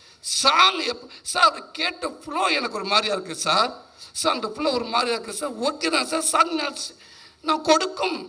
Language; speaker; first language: Tamil; native; Tamil